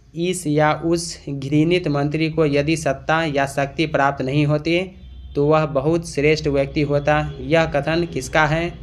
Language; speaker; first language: Hindi; native; Hindi